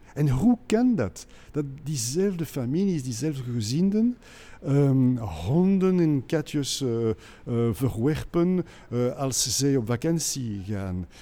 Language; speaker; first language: Dutch; non-native, local second language; French